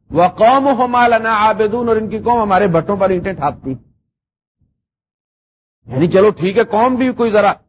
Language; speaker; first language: Urdu; non-native, local second language; Punjabi